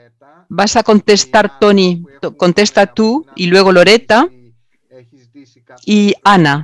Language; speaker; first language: Spanish; non-native, fluent; Greek